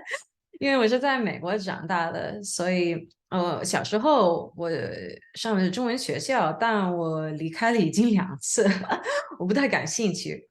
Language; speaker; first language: Chinese; early bilingual, heritage; Chinese